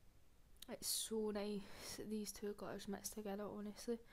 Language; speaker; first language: English; native; English